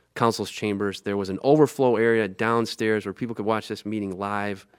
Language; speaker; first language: English; native; English